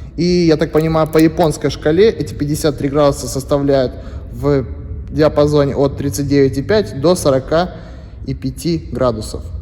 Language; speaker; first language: Russian; native; Russian